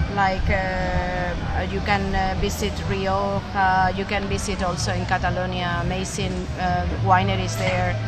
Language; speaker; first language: English; non-native, fluent; Spanish